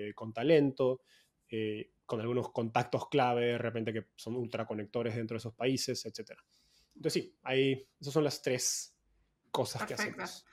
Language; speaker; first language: Spanish; native; Spanish